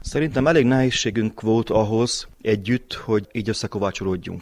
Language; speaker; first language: Hungarian; native; Hungarian